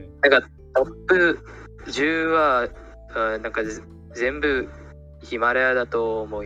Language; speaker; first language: Japanese; non-native, learner; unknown